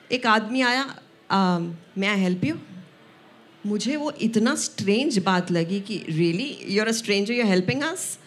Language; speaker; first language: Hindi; non-native, local second language; Punjabi